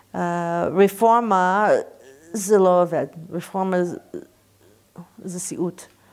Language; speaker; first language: Hebrew; non-native, learner; English